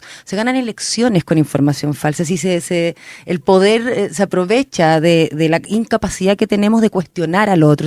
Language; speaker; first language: Spanish; native; Spanish